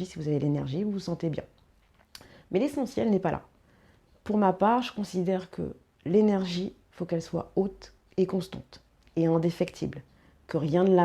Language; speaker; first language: French; native; French